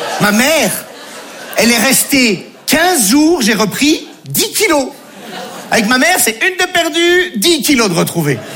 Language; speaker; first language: French; native; French